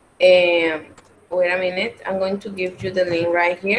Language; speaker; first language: English; non-native, fluent; Spanish